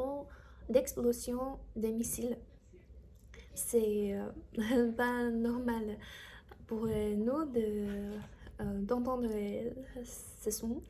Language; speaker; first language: French; non-native, learner; Chinese